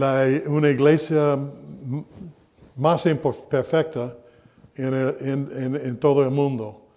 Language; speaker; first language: Spanish; non-native, fluent; English